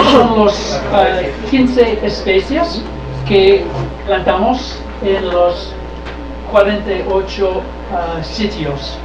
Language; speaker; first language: Spanish; non-native, learner; English